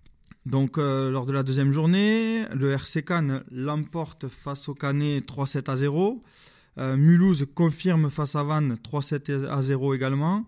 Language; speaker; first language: French; native; French